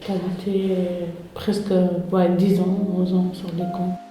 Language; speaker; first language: French; non-native, fluent; Romanian